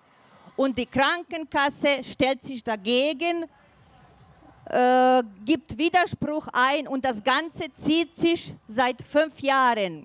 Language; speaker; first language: German; non-native, fluent; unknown